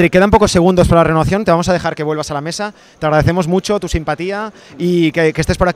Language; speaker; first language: Spanish; native; Spanish